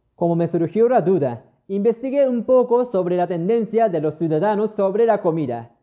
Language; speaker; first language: Spanish; non-native, fluent; Japanese